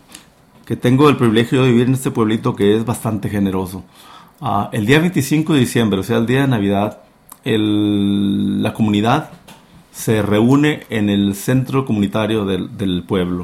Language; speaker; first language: Spanish; native; Spanish